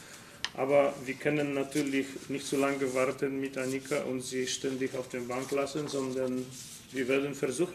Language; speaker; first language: German; non-native, fluent; Polish